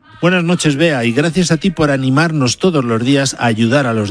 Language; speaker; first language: Spanish; native; Spanish